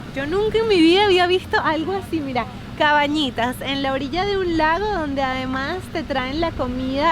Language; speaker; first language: Spanish; native; Spanish